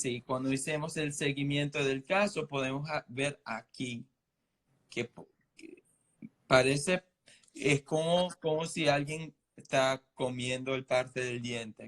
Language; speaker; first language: Spanish; non-native, fluent; English